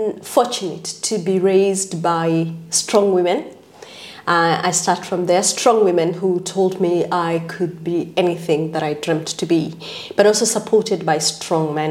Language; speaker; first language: English; non-native, local second language; Kikuyu